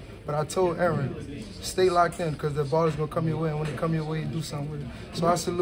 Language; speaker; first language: English; native; English